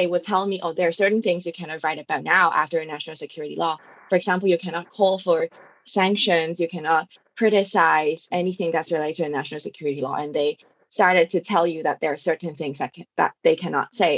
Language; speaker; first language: English; non-native, local second language; Cantonese